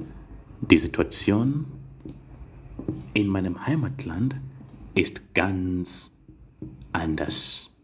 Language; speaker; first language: German; non-native, fluent; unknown